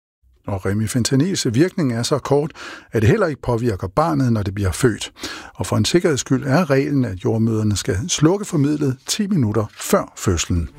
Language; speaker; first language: Danish; native; Danish